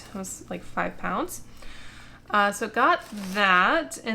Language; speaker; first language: English; native; English